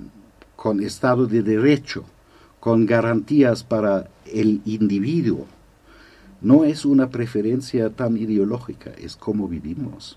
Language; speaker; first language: Spanish; non-native, fluent; German